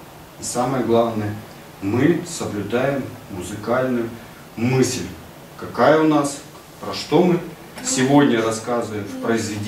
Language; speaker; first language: Russian; native; Russian